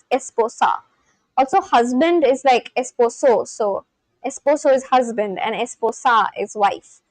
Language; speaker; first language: Spanish; non-native, learner; English